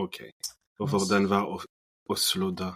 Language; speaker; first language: Norwegian; non-native, fluent; French